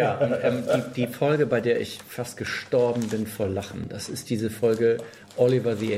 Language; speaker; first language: German; native; German